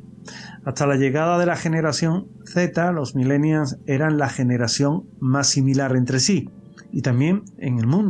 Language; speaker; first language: Spanish; native; Spanish